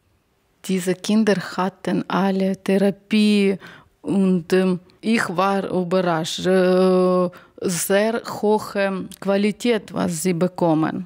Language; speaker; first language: German; non-native, learner; Ukrainian